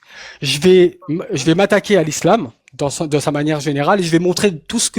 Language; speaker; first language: French; native; French